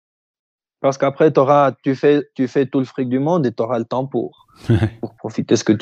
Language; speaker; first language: French; early bilingual, heritage; French